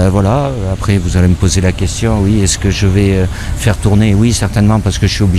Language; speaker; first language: French; native; French